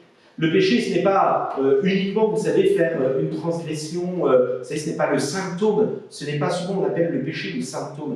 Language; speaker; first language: French; native; French